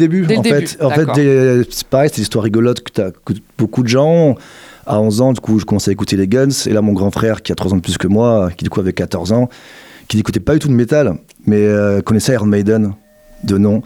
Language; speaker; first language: French; native; French